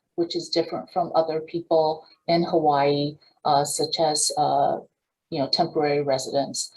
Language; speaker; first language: English; native; English